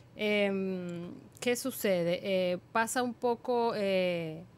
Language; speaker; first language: Spanish; native; Spanish